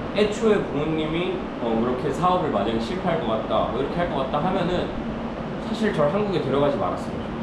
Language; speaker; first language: Korean; early bilingual, other home language; Urdu